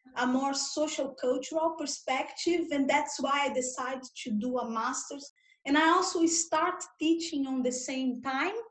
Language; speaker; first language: English; non-native, fluent; Portuguese